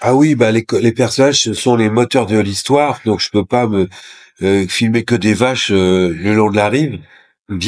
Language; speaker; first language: French; native; French